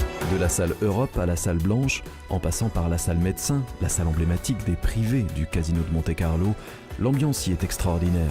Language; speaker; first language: French; native; French